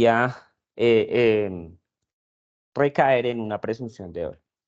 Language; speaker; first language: Spanish; native; Spanish